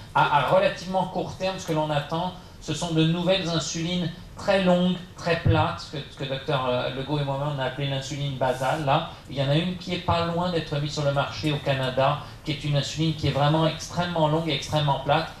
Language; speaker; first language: French; native; French